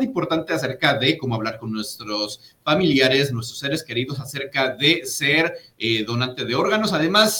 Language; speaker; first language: Spanish; native; Spanish